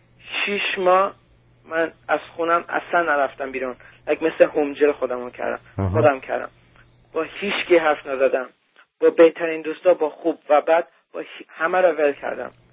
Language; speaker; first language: Persian; early bilingual, heritage; Persian